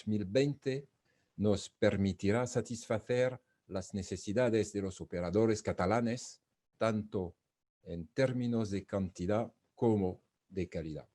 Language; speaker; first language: Spanish; non-native, fluent; French